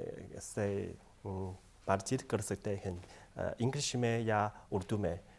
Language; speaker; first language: Hindi; non-native, fluent; Chinese